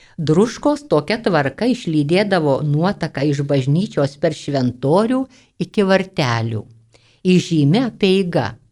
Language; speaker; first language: Lithuanian; native; Lithuanian